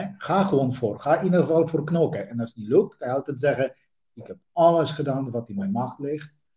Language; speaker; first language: Dutch; non-native, fluent; Polish